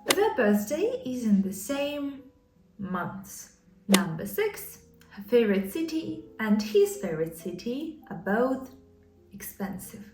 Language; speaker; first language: English; non-native, fluent; Ukrainian